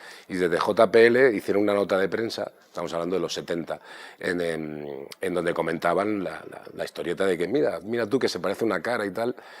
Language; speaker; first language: Spanish; native; Spanish